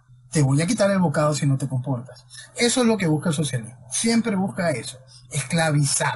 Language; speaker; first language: Spanish; native; Spanish